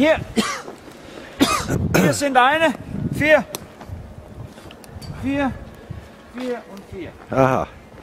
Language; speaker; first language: German; non-native, learner; Danish